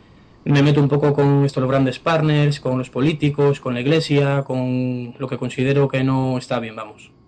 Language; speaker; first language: Spanish; native; Spanish